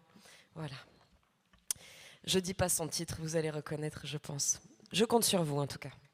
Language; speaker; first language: French; early bilingual, heritage; French